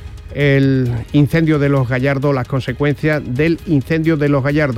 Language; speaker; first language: Spanish; native; Spanish